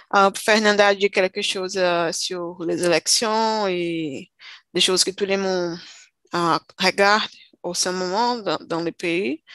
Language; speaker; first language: French; non-native, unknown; Portuguese